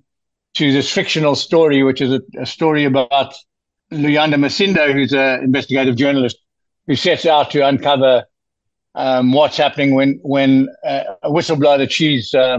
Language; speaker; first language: English; native; English